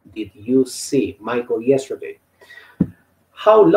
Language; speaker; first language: English; non-native, fluent; Spanish